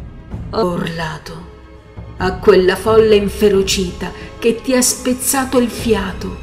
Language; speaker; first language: Italian; native; Italian